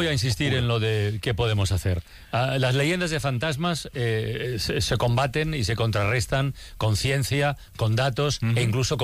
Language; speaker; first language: Spanish; native; Spanish